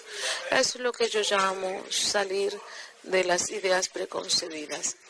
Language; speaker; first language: Spanish; non-native, fluent; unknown